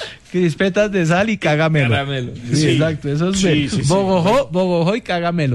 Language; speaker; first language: Spanish; native; Spanish